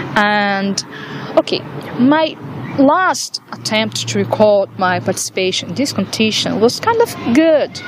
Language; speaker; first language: English; non-native, fluent; Portuguese